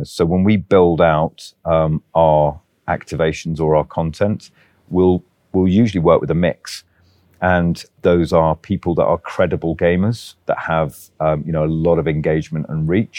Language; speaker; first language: English; native; English